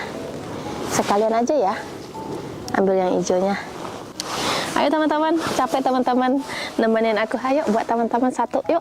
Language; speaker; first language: Indonesian; native; Indonesian